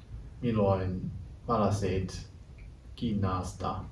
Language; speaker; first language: Finnish; non-native, learner; Chinese